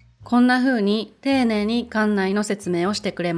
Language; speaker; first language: Japanese; native; Japanese